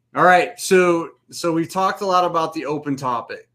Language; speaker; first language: English; native; English